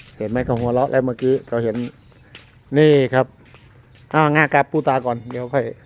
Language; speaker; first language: Thai; native; Thai